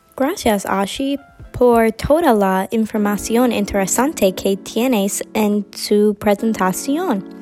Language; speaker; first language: Spanish; non-native, learner; English